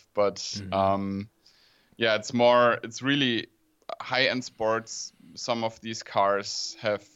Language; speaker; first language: English; non-native, fluent; German